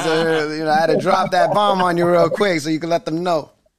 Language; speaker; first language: English; native; English